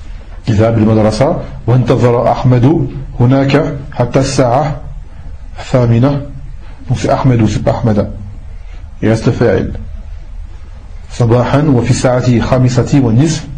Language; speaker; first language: Arabic; non-native, fluent; French